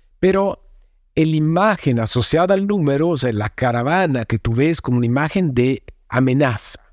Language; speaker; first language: Spanish; non-native, fluent; Italian